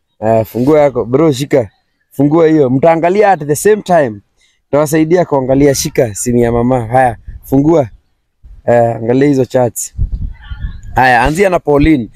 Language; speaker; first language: Swahili; native; Swahili